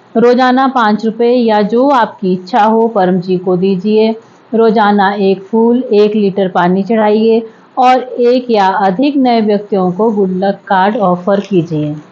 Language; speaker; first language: Hindi; native; Hindi